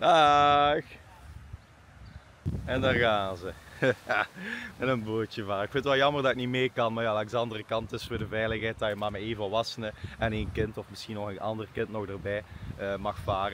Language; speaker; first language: Dutch; native; Dutch